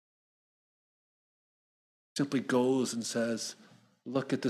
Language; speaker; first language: English; native; English